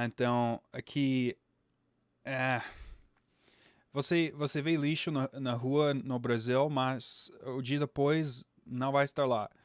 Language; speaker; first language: Portuguese; non-native, fluent; English